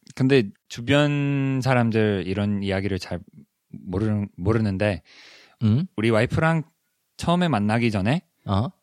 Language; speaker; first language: Korean; non-native, fluent; English